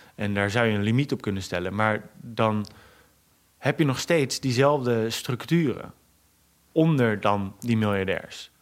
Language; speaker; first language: Dutch; native; Dutch